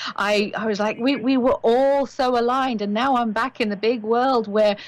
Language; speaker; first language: English; native; English